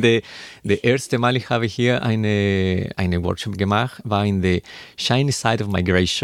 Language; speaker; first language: German; non-native, learner; Spanish